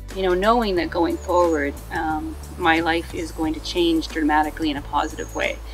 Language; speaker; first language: English; native; English